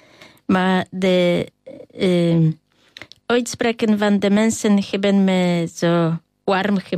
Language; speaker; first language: Dutch; non-native, learner; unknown